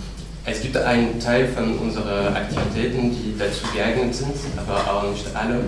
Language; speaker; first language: German; non-native, fluent; French